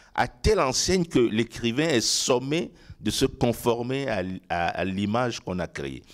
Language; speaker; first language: French; non-native, local second language; Ewe